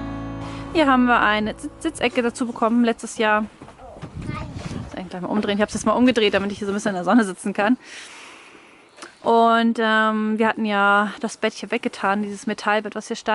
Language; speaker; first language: German; native; German